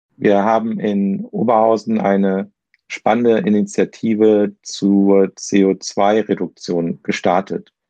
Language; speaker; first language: German; native; German